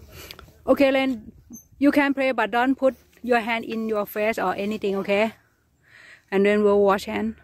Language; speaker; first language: English; non-native, learner; Thai